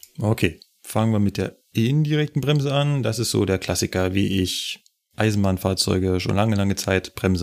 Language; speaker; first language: German; native; German